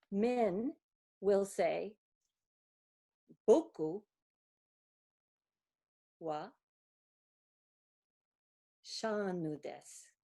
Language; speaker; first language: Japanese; non-native, fluent; English